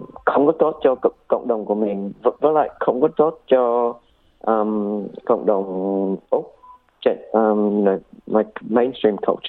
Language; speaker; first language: Vietnamese; early bilingual, heritage; Vietnamese